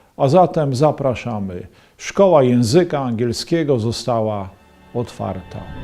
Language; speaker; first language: Polish; native; Polish